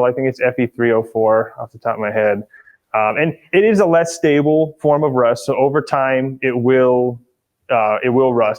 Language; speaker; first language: English; native; English